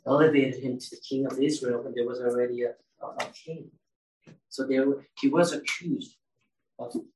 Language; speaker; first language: English; early bilingual, other home language; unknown